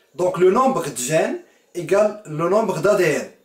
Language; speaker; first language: French; non-native, local second language; Arabic